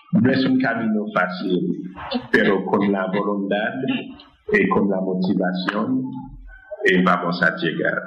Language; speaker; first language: Spanish; non-native, fluent; Haitian Creole